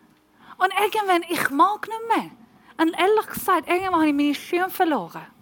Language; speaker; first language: German; non-native, learner; Persian